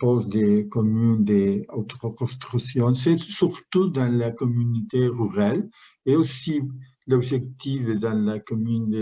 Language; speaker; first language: French; non-native, learner; Spanish